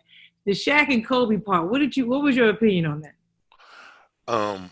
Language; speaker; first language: English; native; English